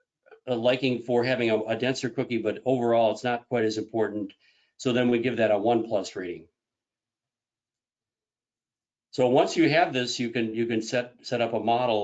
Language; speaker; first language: English; native; English